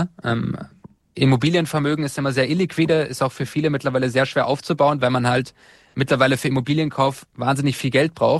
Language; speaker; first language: German; native; German